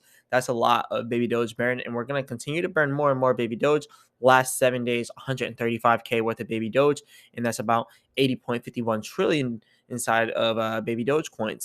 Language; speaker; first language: English; native; English